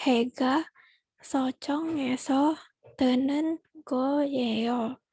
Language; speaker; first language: Korean; non-native, learner; Indonesian